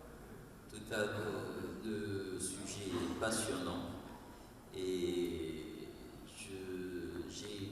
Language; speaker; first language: French; non-native, local second language; Arabic